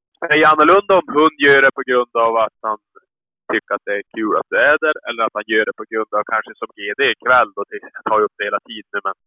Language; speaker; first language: Swedish; native; Swedish